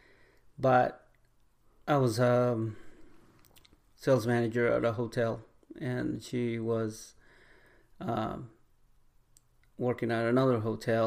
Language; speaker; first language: English; non-native, fluent; Spanish